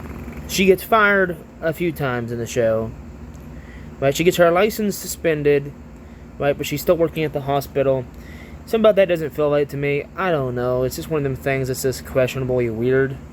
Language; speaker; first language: English; native; English